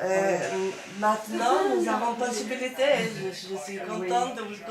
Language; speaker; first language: French; non-native, learner; Persian